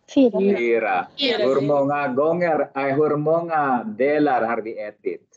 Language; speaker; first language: Swedish; non-native, learner; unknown